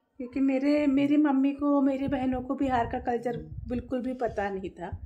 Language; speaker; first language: Hindi; non-native, local second language; Gujarati